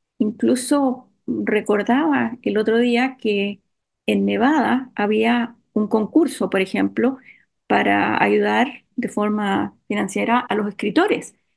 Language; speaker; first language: Spanish; native; Spanish